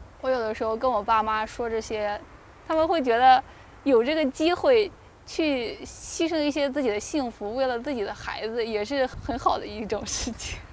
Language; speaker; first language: Chinese; native; Chinese